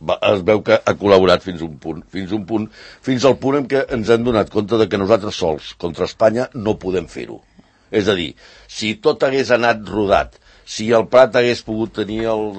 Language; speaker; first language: Catalan; native; Catalan